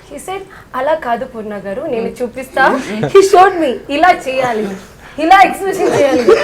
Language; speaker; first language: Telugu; non-native, learner; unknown